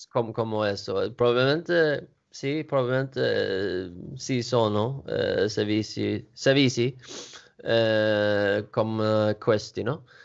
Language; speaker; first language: Italian; non-native, learner; Swedish